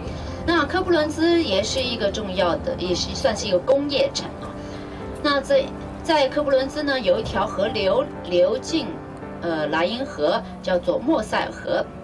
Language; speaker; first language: Chinese; native; Chinese